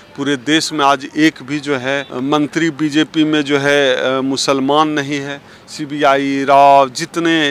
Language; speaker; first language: Hindi; native; Hindi